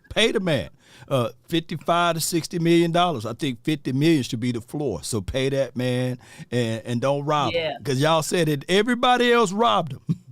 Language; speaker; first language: English; native; English